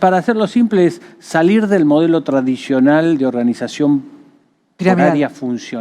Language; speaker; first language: Spanish; native; Spanish